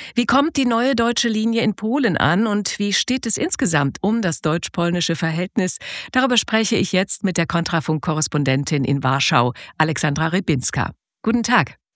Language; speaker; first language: German; native; German